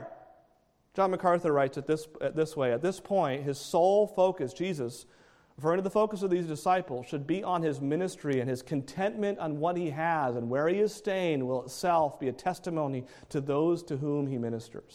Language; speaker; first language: English; native; English